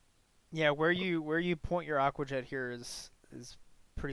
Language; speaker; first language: English; native; English